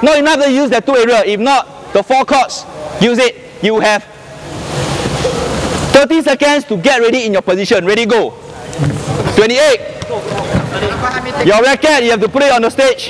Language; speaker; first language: English; non-native, local second language; Chinese